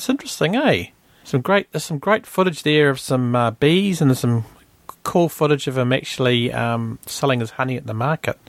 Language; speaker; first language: English; native; English